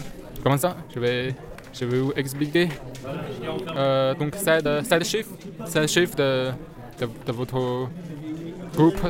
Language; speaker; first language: French; non-native, learner; Chinese